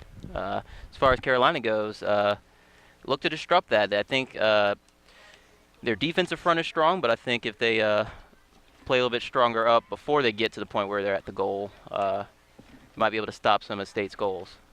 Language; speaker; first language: English; native; English